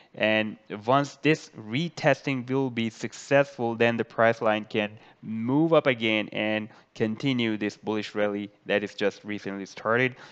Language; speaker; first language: English; non-native, local second language; Urdu